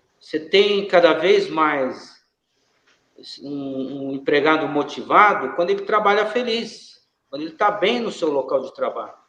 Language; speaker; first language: Portuguese; native; Portuguese